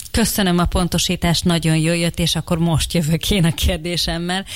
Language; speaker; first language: Hungarian; native; Hungarian